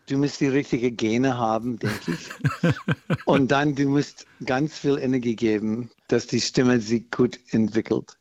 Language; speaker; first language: German; non-native, fluent; English